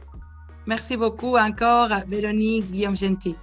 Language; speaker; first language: French; non-native, fluent; Spanish